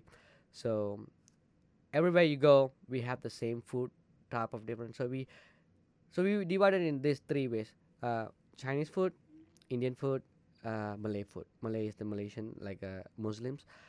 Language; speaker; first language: English; non-native, local second language; Tamil